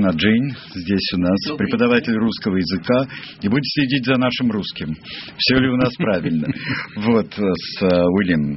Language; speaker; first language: Russian; native; Russian